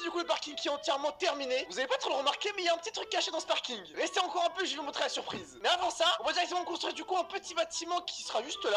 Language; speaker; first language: French; native; French